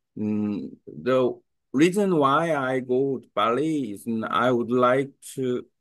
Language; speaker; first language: English; non-native, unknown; Korean